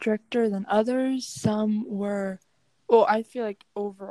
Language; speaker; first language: English; native; English